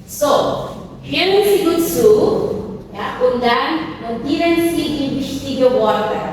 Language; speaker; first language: German; non-native, fluent; Indonesian